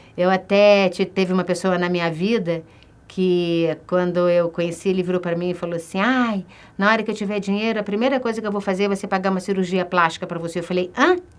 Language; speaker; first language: Portuguese; native; Portuguese